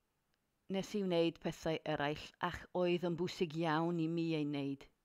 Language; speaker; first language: Welsh; non-native, learner; English